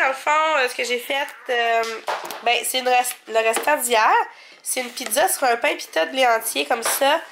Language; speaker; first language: French; native; French